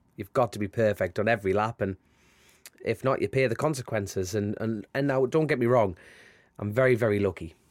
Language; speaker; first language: English; native; English